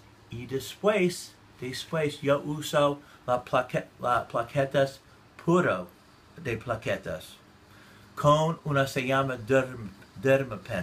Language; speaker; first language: Spanish; non-native, learner; English